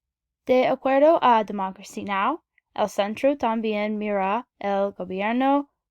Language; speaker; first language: Spanish; non-native, learner; English